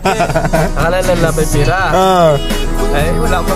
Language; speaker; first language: Filipino; non-native, local second language; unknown